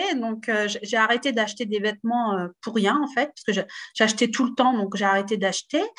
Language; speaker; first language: French; native; French